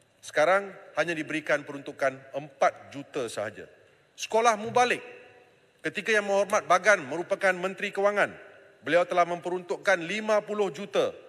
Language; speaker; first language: Malay; non-native, local second language; Tamil